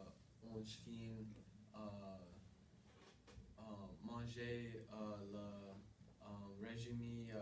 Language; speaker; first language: French; non-native, learner; English